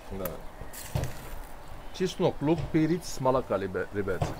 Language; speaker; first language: Russian; non-native, learner; Turkish